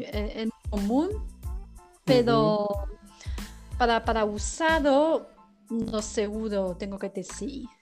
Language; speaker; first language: Spanish; non-native, learner; Chinese